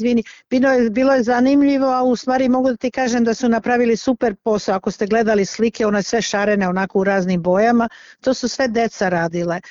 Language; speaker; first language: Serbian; early bilingual, other home language; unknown